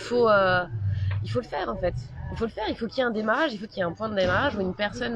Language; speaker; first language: French; native; French